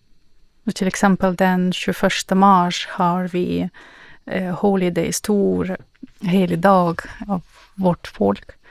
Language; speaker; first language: Swedish; non-native, learner; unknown